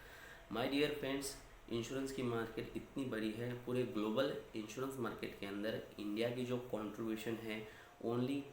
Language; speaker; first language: Hindi; non-native, local second language; Marathi